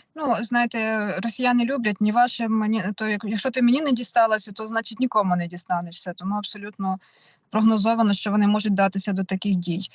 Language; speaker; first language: Ukrainian; non-native, local second language; Russian